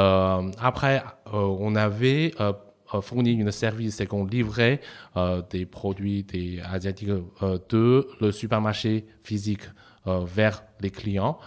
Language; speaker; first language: French; non-native, fluent; Chinese